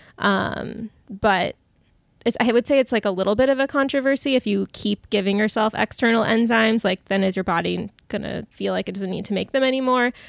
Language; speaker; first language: English; native; English